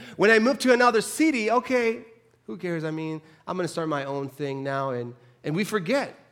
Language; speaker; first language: English; non-native, fluent; Spanish